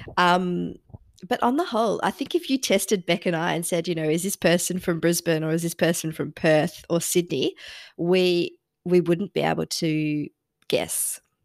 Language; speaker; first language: English; native; English